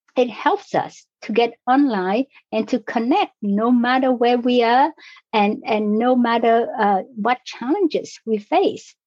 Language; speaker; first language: English; non-native, fluent; Vietnamese